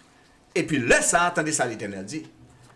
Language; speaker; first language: French; non-native, local second language; Haitian Creole